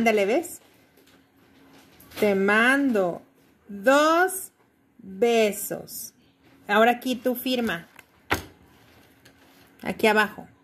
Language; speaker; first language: Spanish; native; Spanish